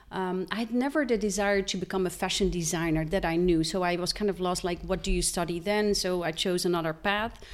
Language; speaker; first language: English; non-native, fluent; Dutch